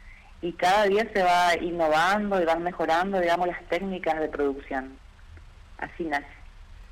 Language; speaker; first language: Spanish; native; Spanish